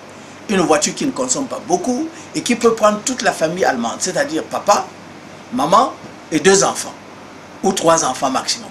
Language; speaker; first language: French; non-native, local second language; Duala